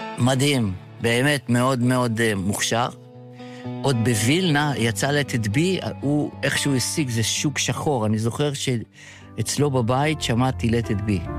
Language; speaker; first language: Hebrew; early bilingual, other home language; Yiddish